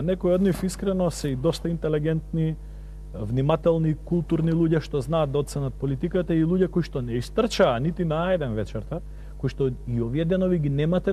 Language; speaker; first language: Macedonian; native; Macedonian